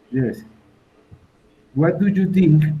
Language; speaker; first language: English; non-native, learner; Spanish